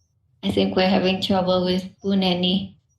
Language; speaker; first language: English; non-native, fluent; Indonesian